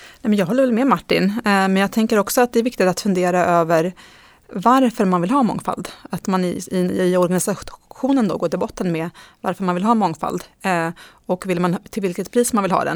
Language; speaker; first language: Swedish; native; Swedish